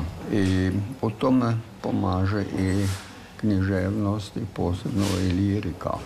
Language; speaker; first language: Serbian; non-native, fluent; German